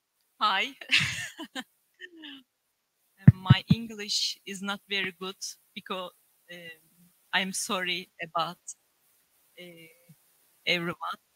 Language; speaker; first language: English; non-native, learner; Turkish